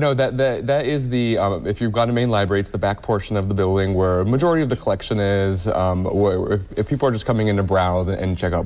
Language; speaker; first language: English; native; English